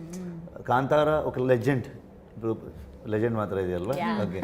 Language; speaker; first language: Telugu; non-native, learner; Kannada